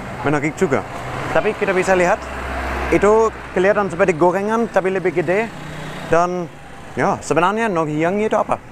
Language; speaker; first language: Indonesian; non-native, fluent; German